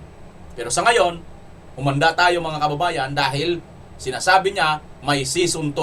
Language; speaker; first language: Filipino; native; Filipino